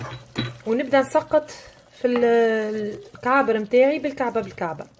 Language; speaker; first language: Arabic; native; Arabic